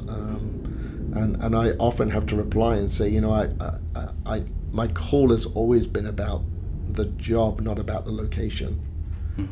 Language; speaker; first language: English; native; English